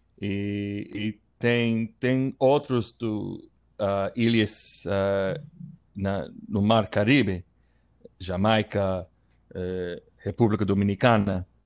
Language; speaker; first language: Portuguese; non-native, learner; English